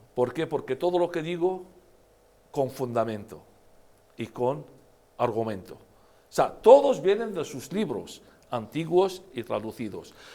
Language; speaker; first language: Spanish; non-native, fluent; Arabic